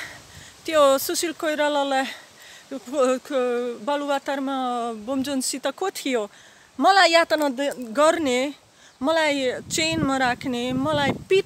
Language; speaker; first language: Nepali; non-native, fluent; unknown